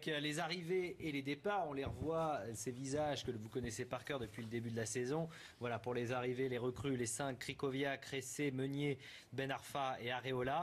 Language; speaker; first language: French; native; French